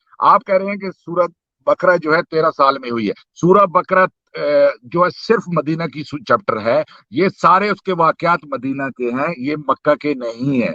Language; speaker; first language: Urdu; native; Urdu